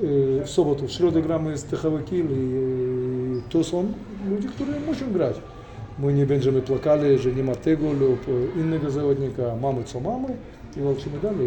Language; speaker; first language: Polish; non-native, fluent; Russian